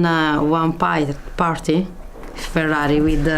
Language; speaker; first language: English; non-native, learner; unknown